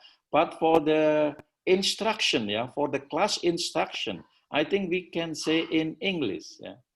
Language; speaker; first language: English; non-native, learner; Indonesian